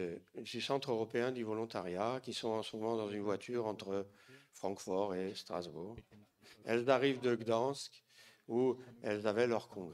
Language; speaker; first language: French; native; French